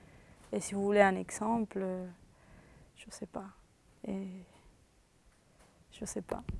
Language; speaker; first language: French; early bilingual, other home language; Spanish